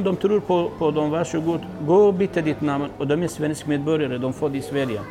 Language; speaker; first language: Swedish; non-native, learner; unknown